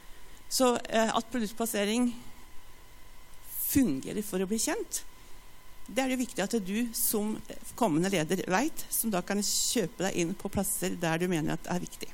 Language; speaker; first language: Norwegian; native; Norwegian